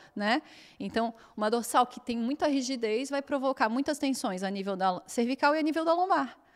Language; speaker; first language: Portuguese; native; Portuguese